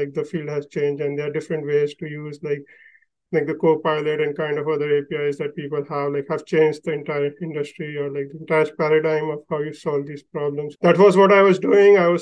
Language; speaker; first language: English; non-native, local second language; Hindi